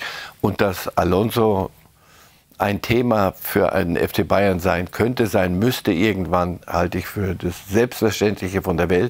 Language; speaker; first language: German; native; German